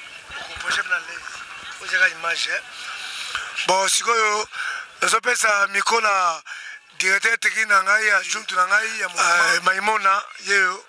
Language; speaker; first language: Portuguese; non-native, learner; Lingala